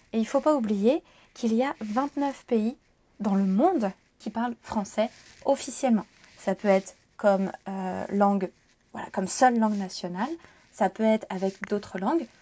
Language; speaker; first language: French; native; French